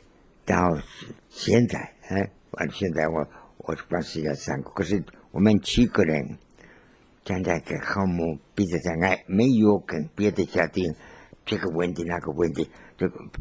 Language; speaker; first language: Chinese; non-native, learner; Spanish